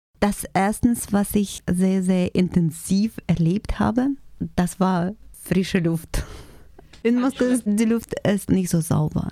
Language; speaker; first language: German; non-native, fluent; Russian